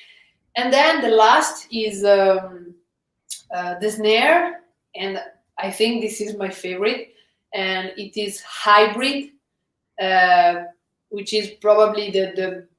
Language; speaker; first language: English; non-native, fluent; Italian